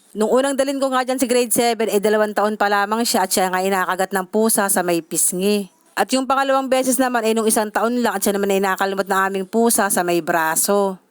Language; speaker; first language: Filipino; native; Filipino